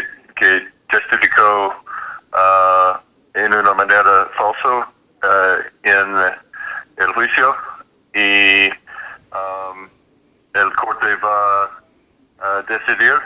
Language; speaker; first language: Spanish; non-native, fluent; English